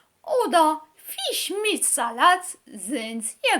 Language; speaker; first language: German; non-native, learner; Arabic